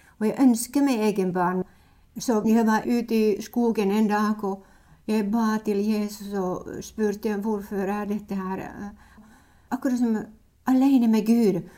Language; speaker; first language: Norwegian; non-native, fluent; Finnish